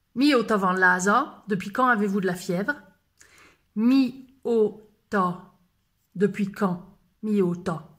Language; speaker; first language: French; native; French